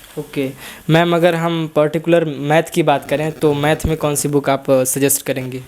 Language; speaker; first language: Hindi; native; Hindi